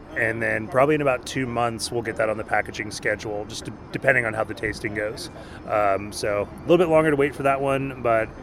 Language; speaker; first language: English; non-native, fluent; Spanish